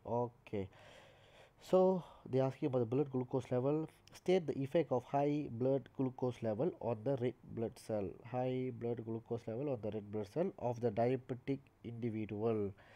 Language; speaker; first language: English; non-native, local second language; Tamil